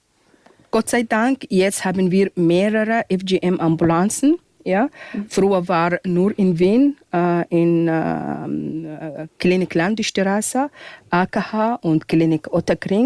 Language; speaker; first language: German; non-native, fluent; Arabic